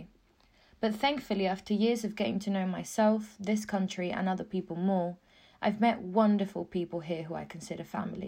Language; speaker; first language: English; non-native, fluent; Spanish